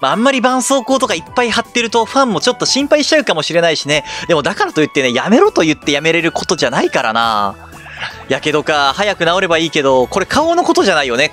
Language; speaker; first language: Japanese; native; Japanese